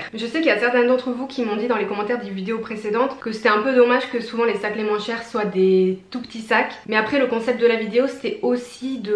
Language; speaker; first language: French; native; French